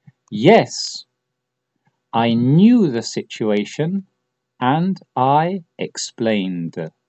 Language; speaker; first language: English; native; English